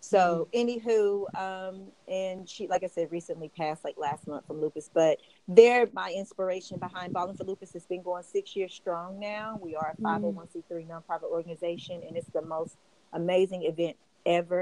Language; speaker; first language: English; native; English